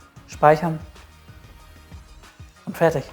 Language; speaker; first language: German; native; German